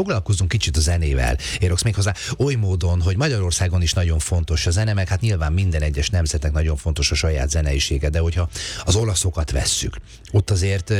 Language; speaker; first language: Hungarian; native; Hungarian